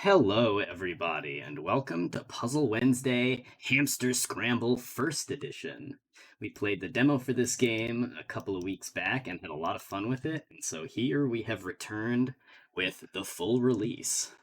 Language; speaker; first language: English; native; English